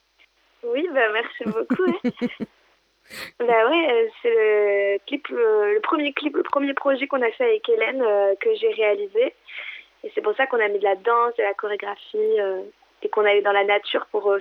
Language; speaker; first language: French; native; French